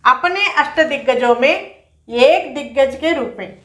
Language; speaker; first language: Hindi; non-native, local second language; Telugu